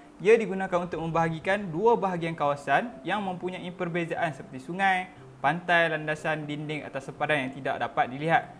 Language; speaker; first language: Malay; native; Malay